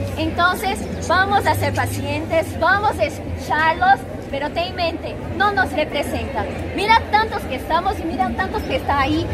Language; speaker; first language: Spanish; non-native, fluent; Portuguese